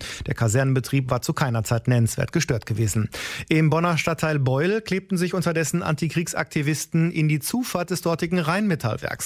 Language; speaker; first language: German; native; German